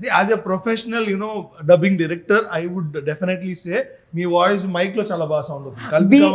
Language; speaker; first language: Telugu; native; Telugu